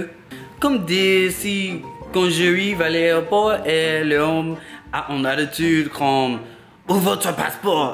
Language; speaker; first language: French; non-native, learner; English